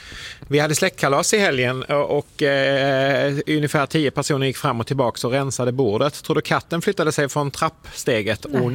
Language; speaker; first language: Swedish; native; Swedish